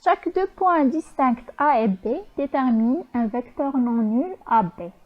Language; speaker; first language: French; non-native, local second language; Arabic